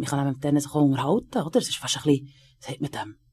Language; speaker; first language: German; native; German